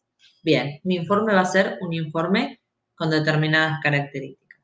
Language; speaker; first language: Spanish; native; Spanish